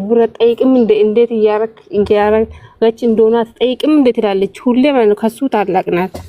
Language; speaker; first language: Amharic; non-native, local second language; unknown